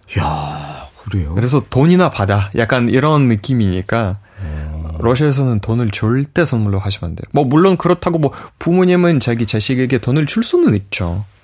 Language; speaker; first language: Korean; non-native, fluent; Russian